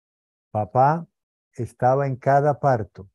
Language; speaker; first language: Spanish; native; Spanish